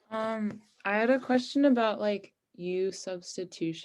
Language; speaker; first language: English; native; English